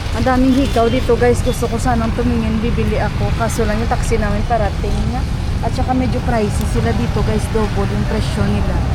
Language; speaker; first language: Filipino; native; Filipino